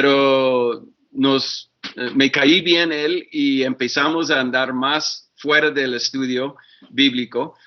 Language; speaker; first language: Spanish; non-native, fluent; English